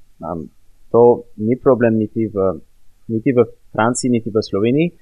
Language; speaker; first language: Slovenian; non-native, fluent; French